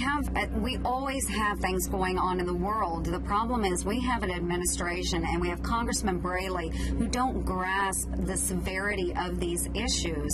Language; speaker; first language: English; native; English